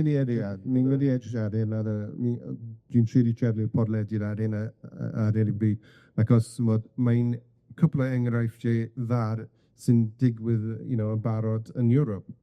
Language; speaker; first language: Welsh; non-native, fluent; English